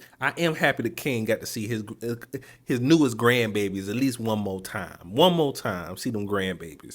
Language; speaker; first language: English; native; English